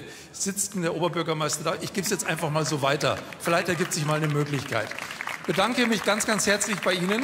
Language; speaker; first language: German; native; German